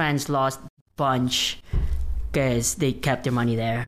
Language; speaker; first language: English; non-native, local second language; Filipino